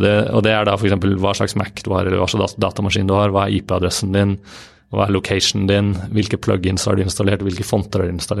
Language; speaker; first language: Norwegian; native; Norwegian